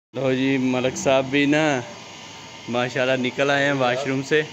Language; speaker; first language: Urdu; non-native, local second language; Punjabi